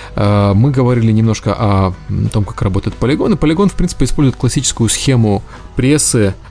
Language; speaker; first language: Russian; native; Russian